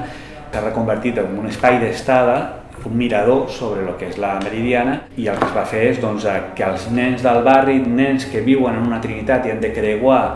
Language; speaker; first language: Catalan; native; Catalan